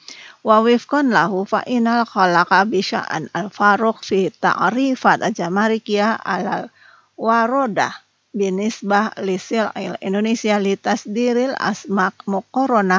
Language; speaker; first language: Arabic; non-native, fluent; Indonesian